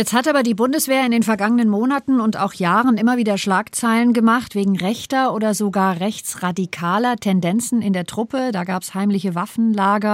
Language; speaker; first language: German; native; German